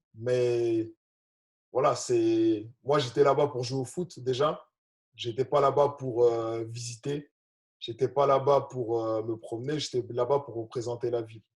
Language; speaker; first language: French; native; French